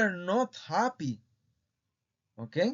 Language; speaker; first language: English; non-native, fluent; Spanish